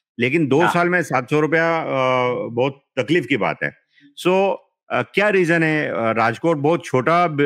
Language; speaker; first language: Hindi; non-native, local second language; Marathi